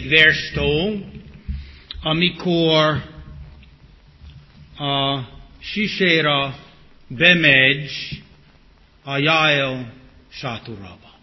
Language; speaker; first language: Hungarian; non-native, fluent; English